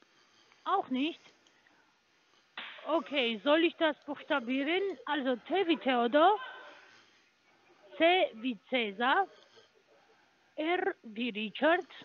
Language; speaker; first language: German; non-native, learner; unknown